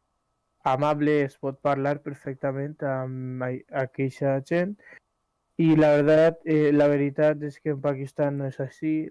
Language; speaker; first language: Catalan; early bilingual, other home language; Urdu